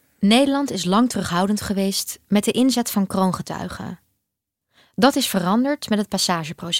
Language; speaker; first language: Dutch; native; Dutch